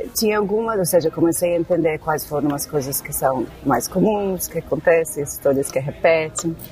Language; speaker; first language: Portuguese; non-native, fluent; English